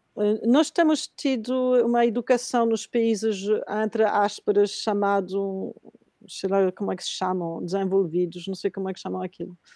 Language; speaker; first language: Portuguese; non-native, fluent; Spanish